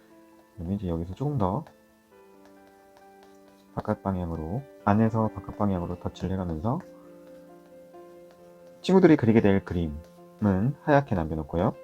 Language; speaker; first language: Korean; native; Korean